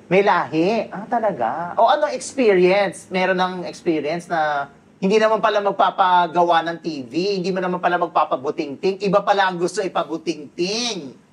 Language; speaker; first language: Filipino; native; Filipino